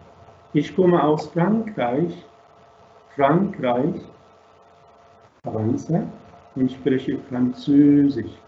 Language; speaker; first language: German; non-native, fluent; Arabic